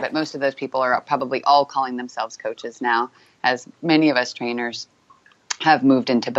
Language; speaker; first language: English; native; English